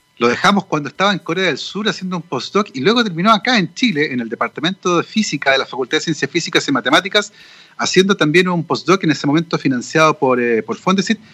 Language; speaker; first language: Spanish; native; Spanish